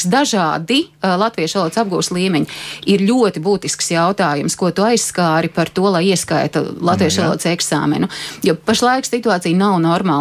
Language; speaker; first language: Latvian; native; Latvian